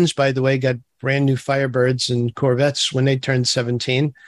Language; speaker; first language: English; early bilingual, other home language; Turkish